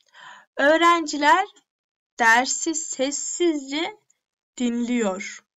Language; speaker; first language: Turkish; early bilingual, heritage; Turkish